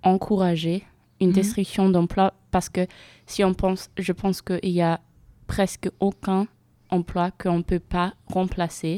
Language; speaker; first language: French; non-native, learner; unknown